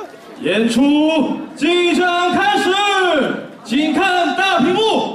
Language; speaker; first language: Chinese; native; Chinese